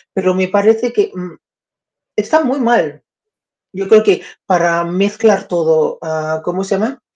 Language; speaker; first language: Spanish; native; Spanish